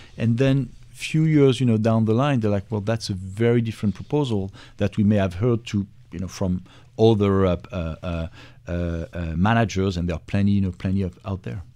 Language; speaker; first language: English; non-native, fluent; French